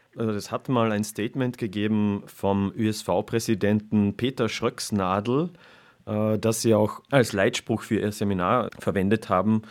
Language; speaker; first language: German; native; German